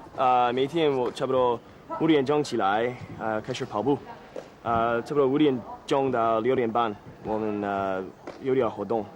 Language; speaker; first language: Chinese; non-native, learner; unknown